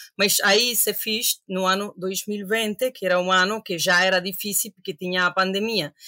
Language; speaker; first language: Portuguese; non-native, fluent; Spanish